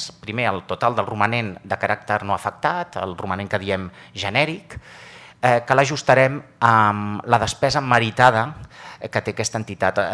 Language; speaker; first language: Catalan; native; Catalan